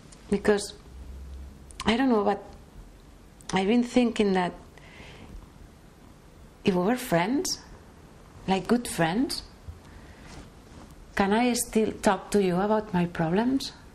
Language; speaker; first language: English; non-native, fluent; Spanish